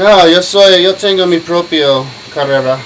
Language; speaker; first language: Spanish; non-native, learner; English